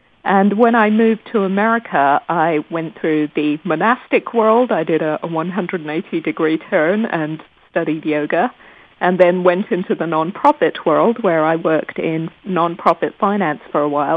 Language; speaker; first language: English; non-native, local second language; Gujarati